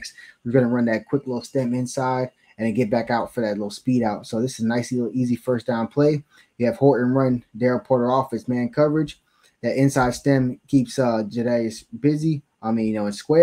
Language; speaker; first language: English; native; English